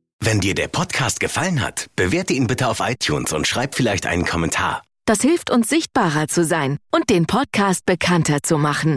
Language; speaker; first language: German; native; German